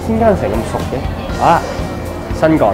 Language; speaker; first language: Chinese; non-native, local second language; Cantonese